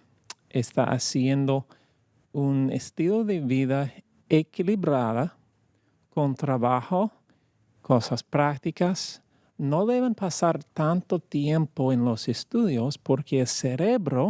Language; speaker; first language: Spanish; non-native, fluent; English